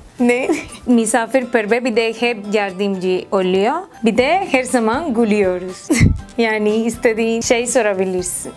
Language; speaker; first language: Turkish; non-native, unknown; Spanish